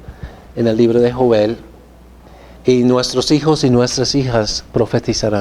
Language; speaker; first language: Spanish; non-native, fluent; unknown